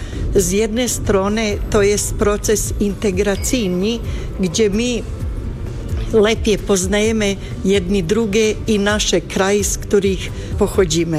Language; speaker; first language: Polish; non-native, fluent; Bosnian